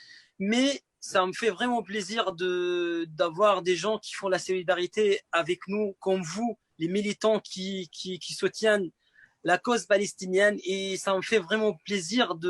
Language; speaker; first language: French; non-native, fluent; Arabic